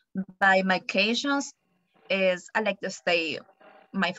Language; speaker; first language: English; non-native, learner; Spanish